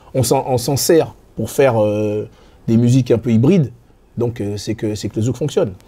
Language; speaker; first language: French; native; French